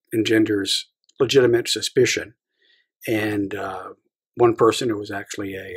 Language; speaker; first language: English; native; English